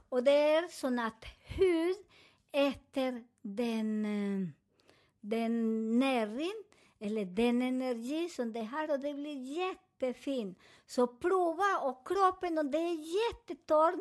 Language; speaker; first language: Swedish; non-native, learner; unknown